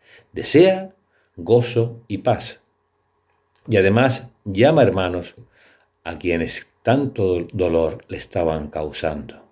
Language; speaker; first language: Spanish; native; Spanish